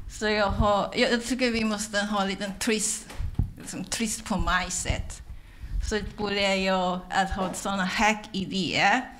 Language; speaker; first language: Swedish; non-native, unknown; Cantonese